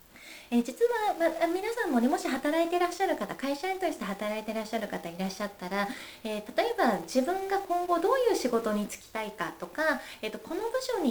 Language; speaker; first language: Japanese; native; Japanese